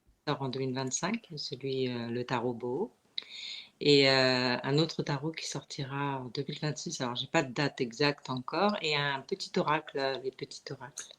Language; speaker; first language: French; native; French